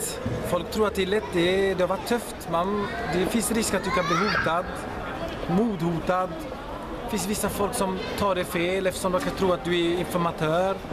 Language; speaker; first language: Swedish; early bilingual, other home language; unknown